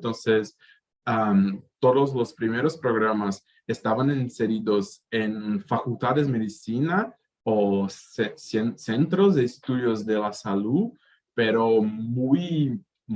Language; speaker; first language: Spanish; native; Spanish